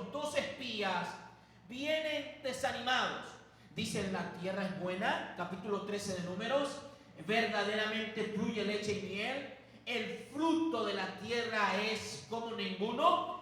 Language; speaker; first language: Spanish; native; Spanish